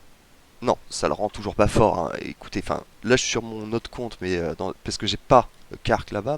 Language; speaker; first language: French; native; French